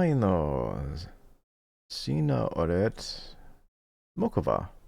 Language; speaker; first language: Finnish; non-native, learner; English